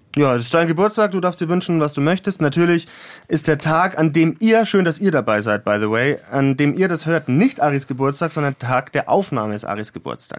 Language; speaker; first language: German; native; German